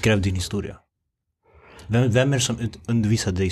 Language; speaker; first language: Swedish; early bilingual, other home language; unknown